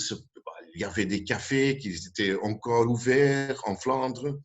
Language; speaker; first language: French; non-native, local second language; Dutch